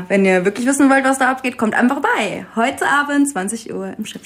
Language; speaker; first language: German; early bilingual, other home language; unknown